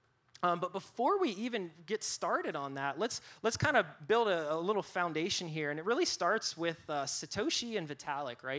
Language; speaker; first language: English; native; English